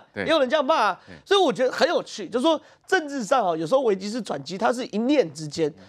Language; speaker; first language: Chinese; native; Chinese